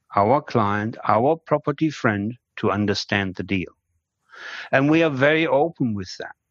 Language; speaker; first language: English; non-native, fluent; German